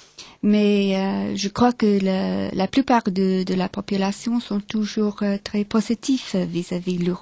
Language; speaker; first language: French; non-native, fluent; English